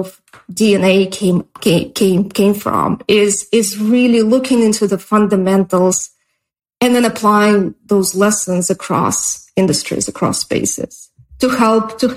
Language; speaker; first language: English; non-native, fluent; Russian